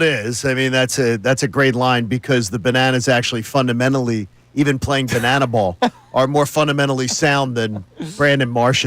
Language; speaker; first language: English; native; English